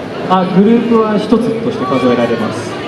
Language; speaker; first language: Japanese; non-native, fluent; French